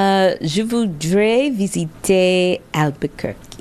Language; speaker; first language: French; non-native, learner; English